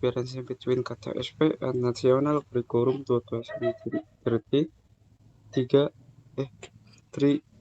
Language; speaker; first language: English; non-native, learner; Indonesian